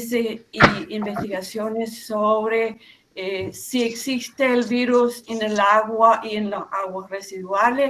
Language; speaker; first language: Spanish; non-native, fluent; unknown